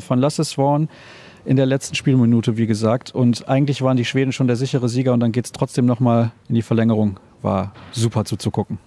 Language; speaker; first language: German; native; German